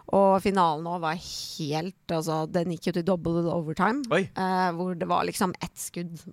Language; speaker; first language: Norwegian; early bilingual, other home language; Persian